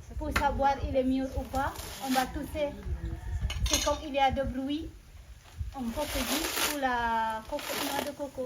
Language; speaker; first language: French; non-native, learner; Indonesian